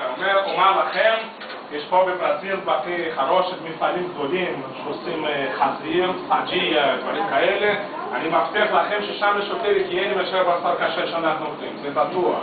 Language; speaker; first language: Hebrew; non-native, fluent; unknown